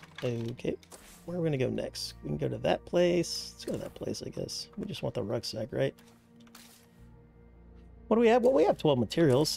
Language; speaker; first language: English; native; English